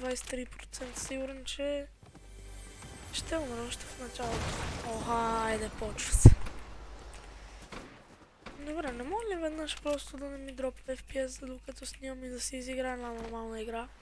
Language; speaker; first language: Bulgarian; native; Bulgarian